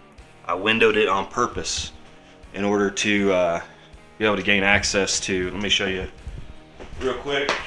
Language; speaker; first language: English; native; English